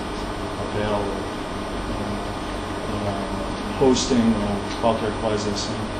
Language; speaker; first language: Portuguese; non-native, learner; English